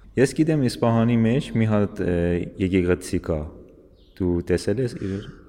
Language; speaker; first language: Armenian; non-native, learner; Persian